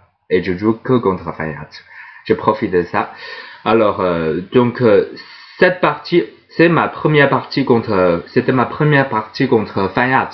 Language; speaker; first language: French; non-native, fluent; Chinese